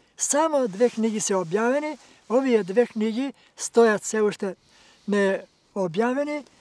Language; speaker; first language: Macedonian; native; Macedonian